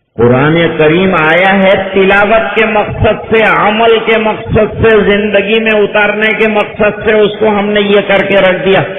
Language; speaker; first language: Urdu; non-native, local second language; Gujarati